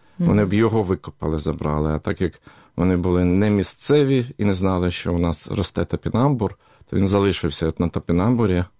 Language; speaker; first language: Ukrainian; native; Ukrainian